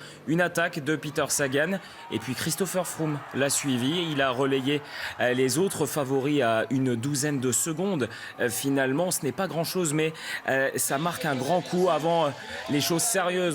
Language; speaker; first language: French; native; French